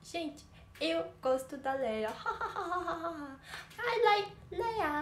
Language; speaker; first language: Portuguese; native; Portuguese